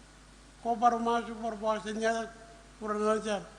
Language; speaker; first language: Indonesian; non-native, local second language; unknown